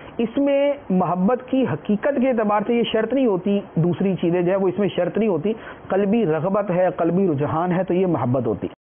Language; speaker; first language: Urdu; native; Urdu